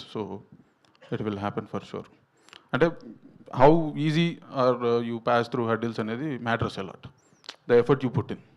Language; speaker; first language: Telugu; native; Telugu